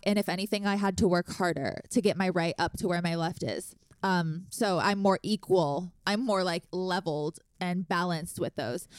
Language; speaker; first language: English; native; English